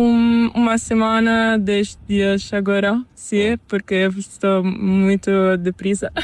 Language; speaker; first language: Spanish; non-native, learner; Portuguese